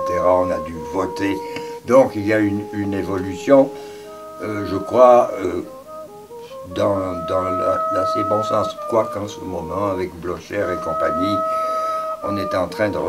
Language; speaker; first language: French; native; French